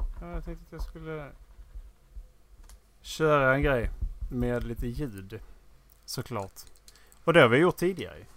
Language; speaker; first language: Swedish; native; Swedish